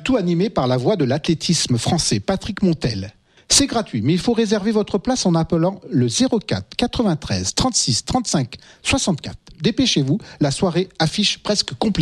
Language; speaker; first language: French; native; French